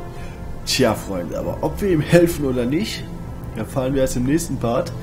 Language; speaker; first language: German; native; German